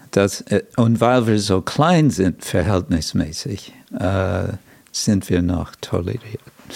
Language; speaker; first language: German; non-native, fluent; English